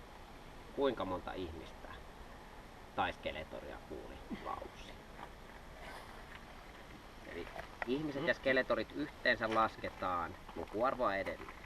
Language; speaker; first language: Finnish; native; Finnish